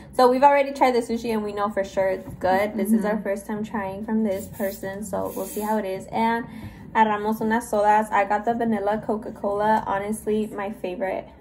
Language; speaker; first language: English; early bilingual, other home language; Spanish